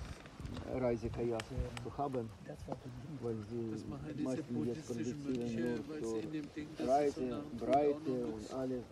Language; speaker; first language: German; non-native, learner; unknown